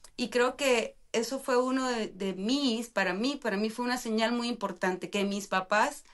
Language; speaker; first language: Spanish; native; Spanish